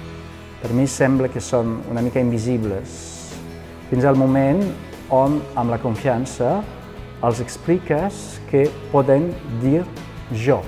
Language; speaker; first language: Catalan; non-native, fluent; French